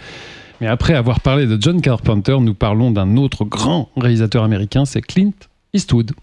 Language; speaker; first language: French; native; French